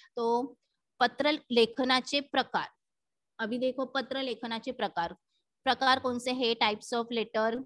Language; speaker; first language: Hindi; non-native, local second language; Marathi